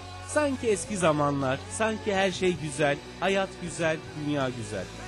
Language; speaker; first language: Turkish; native; Turkish